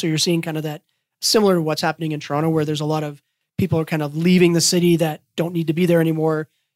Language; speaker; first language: English; native; English